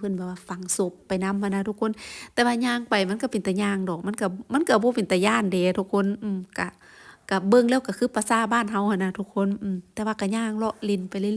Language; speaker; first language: Thai; non-native, local second language; Lao